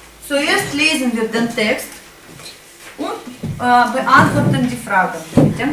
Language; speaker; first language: German; non-native, fluent; Russian